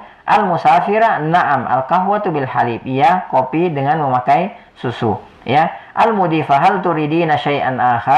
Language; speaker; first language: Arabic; non-native, fluent; Indonesian